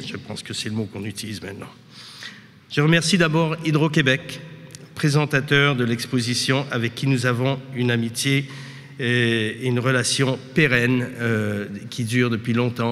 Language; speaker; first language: French; native; French